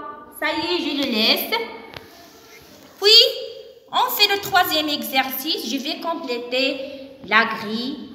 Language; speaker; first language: French; non-native, local second language; Arabic